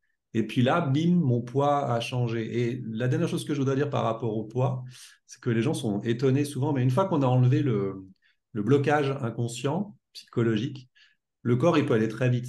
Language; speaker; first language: French; native; French